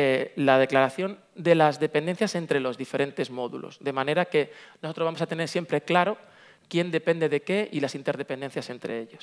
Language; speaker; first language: Spanish; native; Spanish